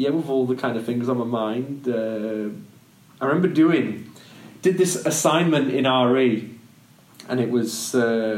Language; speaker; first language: English; native; English